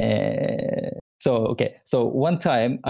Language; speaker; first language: English; non-native, fluent; Japanese